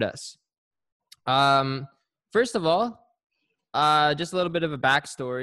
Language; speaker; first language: English; native; English